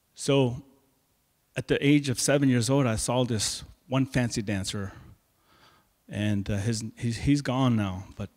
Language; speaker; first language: English; native; English